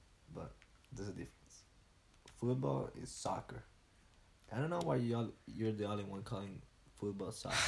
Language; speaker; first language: English; non-native, fluent; Italian